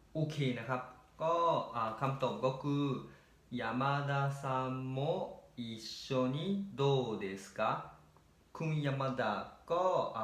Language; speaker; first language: Thai; native; Thai